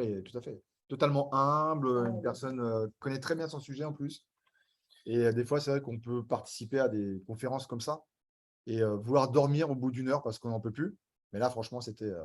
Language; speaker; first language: French; native; French